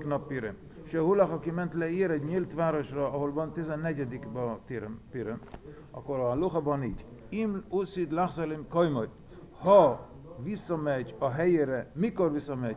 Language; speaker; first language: Hungarian; early bilingual, heritage; Hungarian